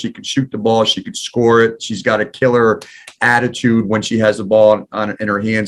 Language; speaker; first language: English; native; English